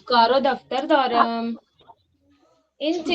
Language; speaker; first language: Persian; non-native, learner; Urdu